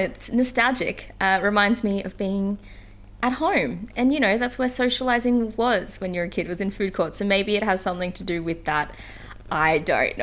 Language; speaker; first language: English; native; English